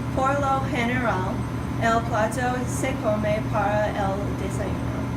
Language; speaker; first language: Spanish; non-native, learner; English